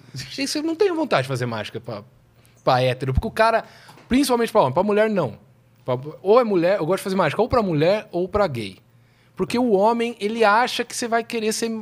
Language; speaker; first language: Portuguese; native; Portuguese